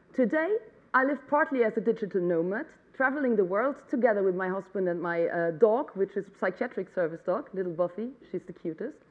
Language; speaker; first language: English; non-native, fluent; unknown